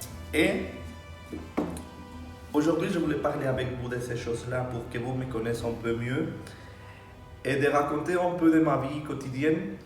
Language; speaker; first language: French; non-native, fluent; Spanish